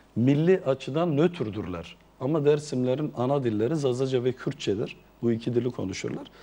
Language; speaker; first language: Turkish; non-native, local second language; Zaza